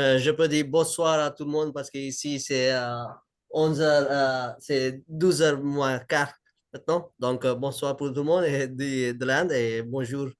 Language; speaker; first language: French; non-native, learner; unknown